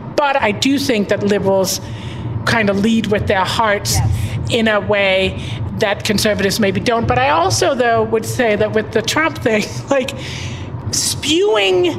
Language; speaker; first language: English; non-native, fluent; Danish